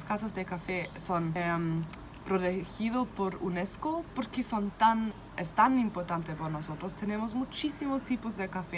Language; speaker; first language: Spanish; non-native, fluent; German